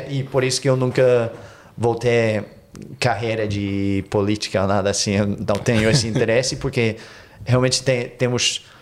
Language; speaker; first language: Portuguese; non-native, fluent; English